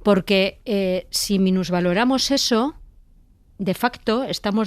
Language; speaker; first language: Spanish; native; Spanish